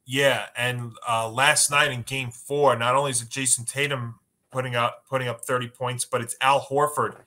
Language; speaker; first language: English; native; English